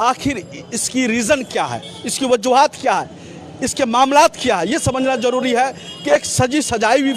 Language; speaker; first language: Hindi; native; Hindi